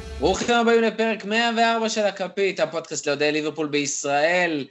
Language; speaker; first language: Hebrew; native; Hebrew